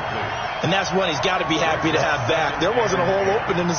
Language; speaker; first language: English; native; English